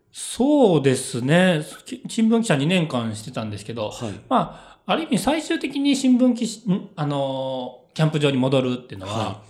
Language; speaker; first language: Japanese; native; Japanese